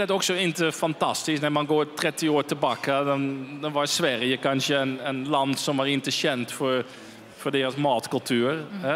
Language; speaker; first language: Swedish; non-native, fluent; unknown